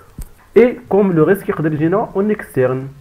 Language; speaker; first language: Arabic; native; Arabic